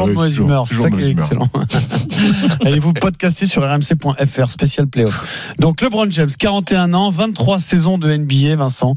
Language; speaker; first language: French; native; French